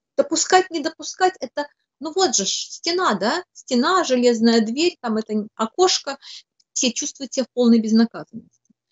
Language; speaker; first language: Russian; native; Russian